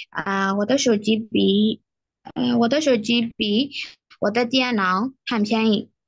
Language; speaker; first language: Chinese; non-native, learner; Thai